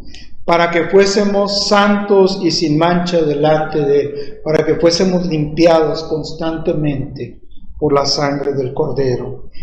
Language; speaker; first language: Spanish; native; Spanish